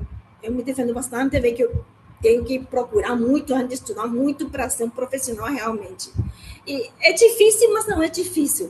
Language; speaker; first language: Portuguese; non-native, learner; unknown